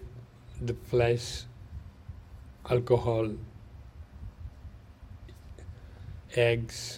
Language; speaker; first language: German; non-native, learner; Hindi